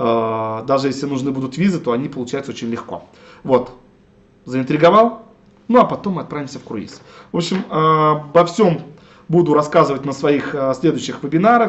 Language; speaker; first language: Russian; native; Russian